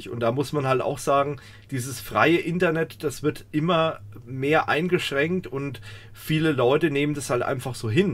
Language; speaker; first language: German; native; German